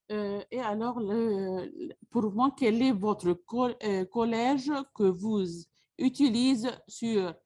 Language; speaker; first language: French; non-native, learner; Arabic